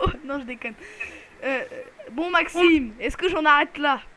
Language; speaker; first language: French; native; French